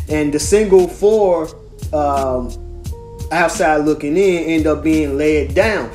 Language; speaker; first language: English; native; English